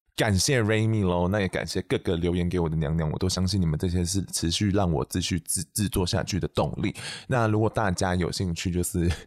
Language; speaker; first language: Chinese; native; Chinese